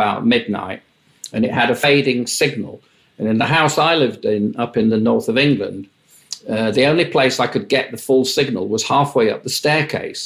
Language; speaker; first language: English; native; English